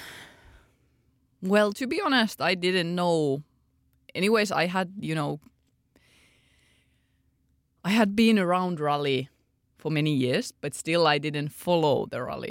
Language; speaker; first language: English; non-native, fluent; Finnish